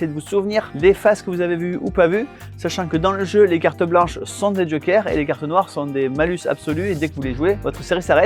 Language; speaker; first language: French; native; French